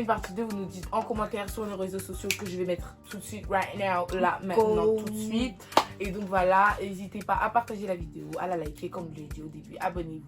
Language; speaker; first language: French; native; French